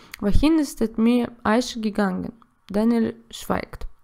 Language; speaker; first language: German; non-native, learner; Russian